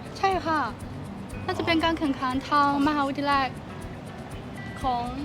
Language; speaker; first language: Thai; non-native, fluent; Chinese